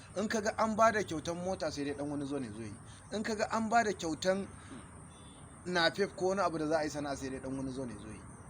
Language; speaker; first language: Hausa; native; Hausa